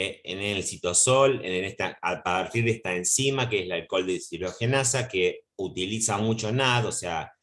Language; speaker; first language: Spanish; native; Spanish